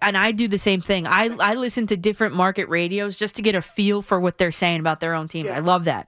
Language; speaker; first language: English; native; English